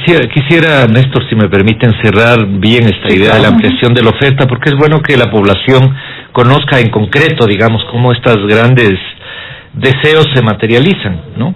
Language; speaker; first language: Spanish; native; Spanish